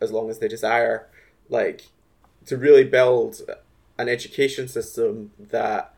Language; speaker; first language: English; native; English